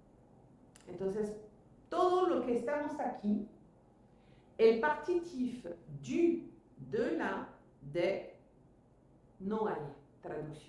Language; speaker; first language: Spanish; non-native, fluent; French